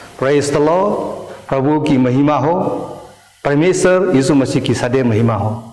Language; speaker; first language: Hindi; non-native, local second language; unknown